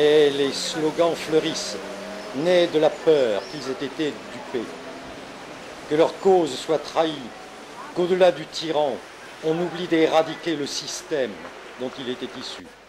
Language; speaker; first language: French; native; French